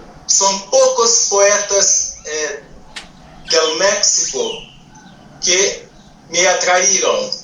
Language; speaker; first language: Spanish; non-native, learner; Portuguese